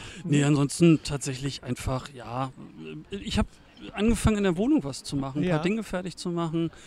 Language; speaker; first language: German; native; German